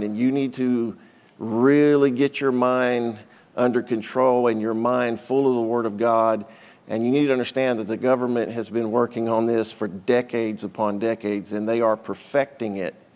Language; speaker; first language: English; native; English